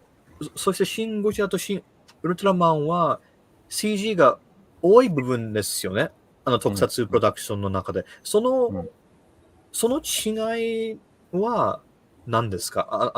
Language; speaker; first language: Japanese; early bilingual, heritage; Japanese